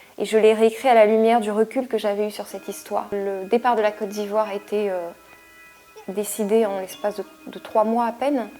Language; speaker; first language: French; native; French